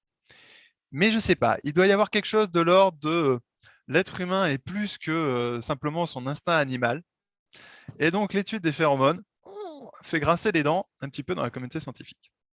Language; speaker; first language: French; native; French